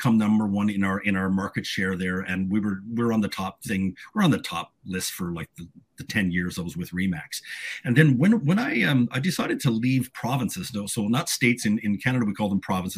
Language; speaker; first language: English; native; English